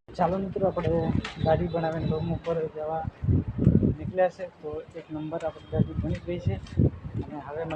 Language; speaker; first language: Gujarati; non-native, local second language; Bhili